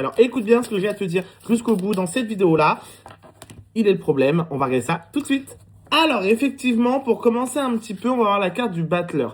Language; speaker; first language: French; native; French